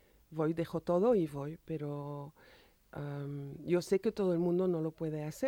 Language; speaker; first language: Spanish; non-native, fluent; French